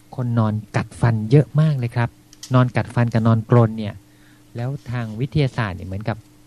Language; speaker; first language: Thai; native; Thai